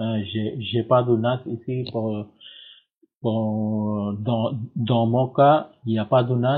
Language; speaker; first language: French; non-native, learner; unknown